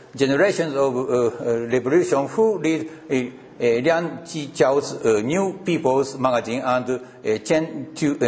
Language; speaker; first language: English; non-native, fluent; Japanese